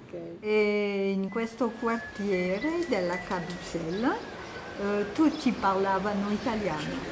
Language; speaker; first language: Italian; non-native, fluent; French